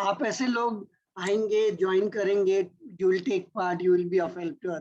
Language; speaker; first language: Hindi; native; Hindi